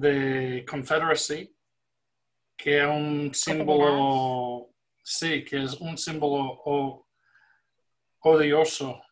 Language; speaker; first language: Portuguese; non-native, fluent; English